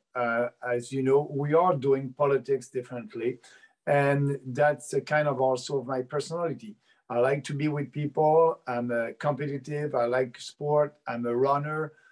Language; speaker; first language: English; native; English